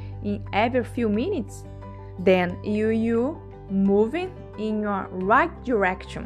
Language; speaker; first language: English; non-native, learner; Portuguese